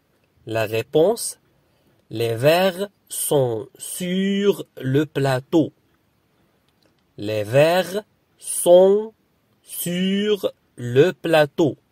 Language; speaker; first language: French; non-native, fluent; Arabic